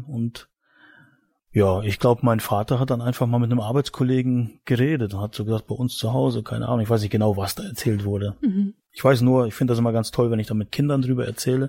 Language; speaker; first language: German; native; German